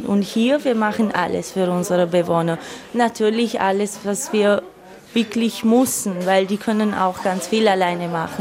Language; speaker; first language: German; non-native, fluent; Romanian